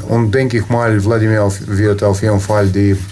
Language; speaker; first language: German; non-native, fluent; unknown